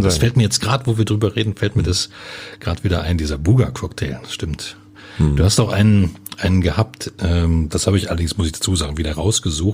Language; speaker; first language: German; native; German